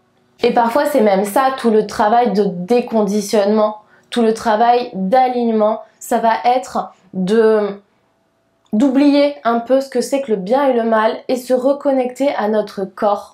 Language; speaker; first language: French; native; French